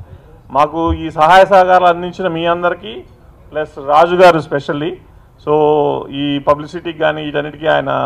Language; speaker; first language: Telugu; native; Telugu